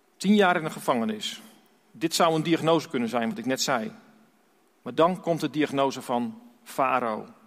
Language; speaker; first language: Dutch; native; Dutch